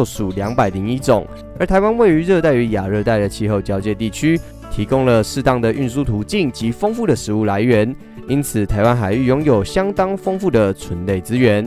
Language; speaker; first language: Chinese; native; Chinese